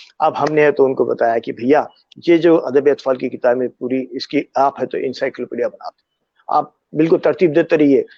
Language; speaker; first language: Urdu; native; Urdu